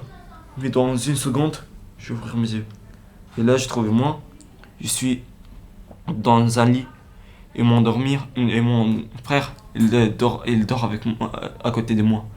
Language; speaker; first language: French; non-native, learner; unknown